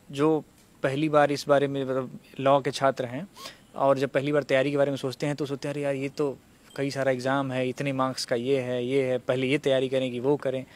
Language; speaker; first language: Hindi; native; Hindi